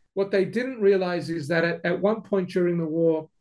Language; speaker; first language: English; native; English